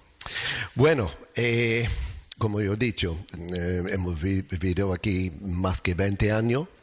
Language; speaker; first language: Spanish; non-native, fluent; English